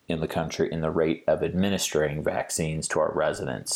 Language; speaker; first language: English; native; English